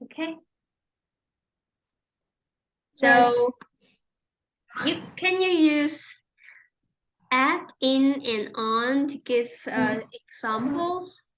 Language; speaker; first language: English; non-native, fluent; Vietnamese